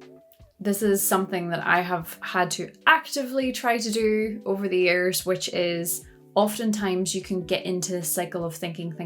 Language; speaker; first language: English; native; English